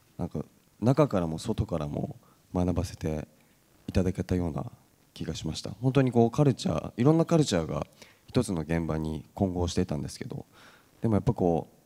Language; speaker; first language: Japanese; native; Japanese